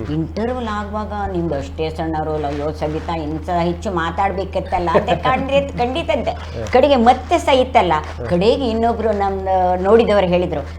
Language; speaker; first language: Kannada; non-native, local second language; Konkani